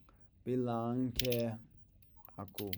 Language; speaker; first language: Indonesian; non-native, learner; English